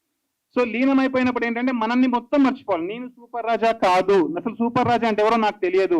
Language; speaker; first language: Telugu; native; Telugu